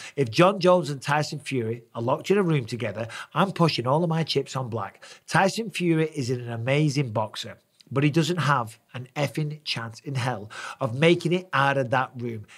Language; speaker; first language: English; native; English